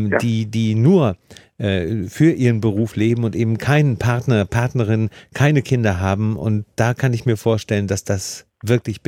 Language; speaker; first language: German; native; German